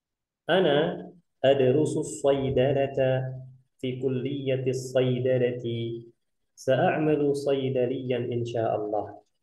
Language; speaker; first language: Arabic; non-native, fluent; Indonesian